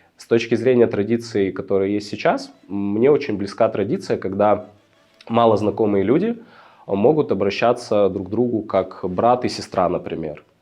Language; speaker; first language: Russian; native; Russian